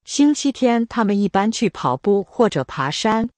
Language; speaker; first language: Chinese; non-native, learner; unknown